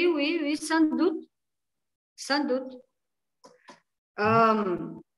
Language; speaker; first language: French; non-native, learner; Portuguese